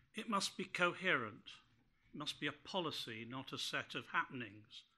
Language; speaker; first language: English; native; English